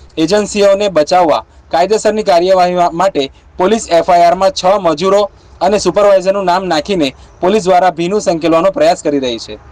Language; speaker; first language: Gujarati; non-native, local second language; Vasavi